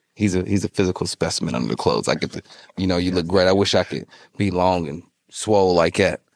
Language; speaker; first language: English; native; English